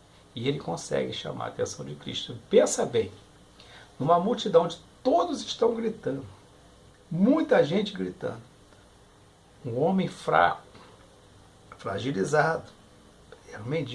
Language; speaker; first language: Portuguese; native; Portuguese